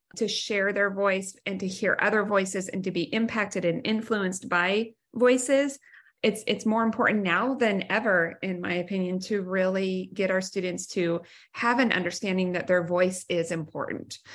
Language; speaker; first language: English; native; English